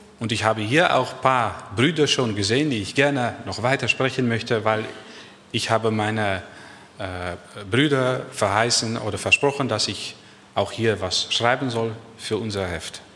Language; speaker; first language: German; non-native, learner; Dutch